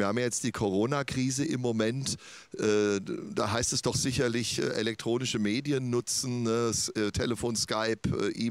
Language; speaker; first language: German; native; German